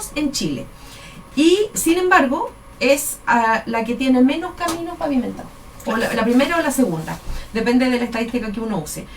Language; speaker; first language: Spanish; native; Spanish